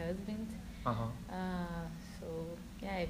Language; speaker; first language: English; non-native, learner; Portuguese